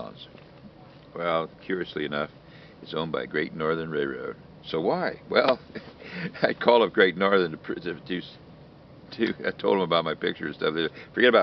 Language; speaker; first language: English; native; English